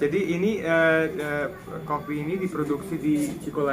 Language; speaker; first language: Indonesian; non-native, fluent; Serbian